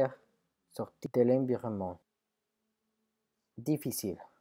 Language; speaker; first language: French; non-native, fluent; Spanish